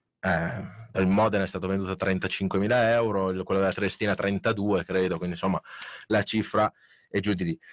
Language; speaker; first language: Italian; native; Italian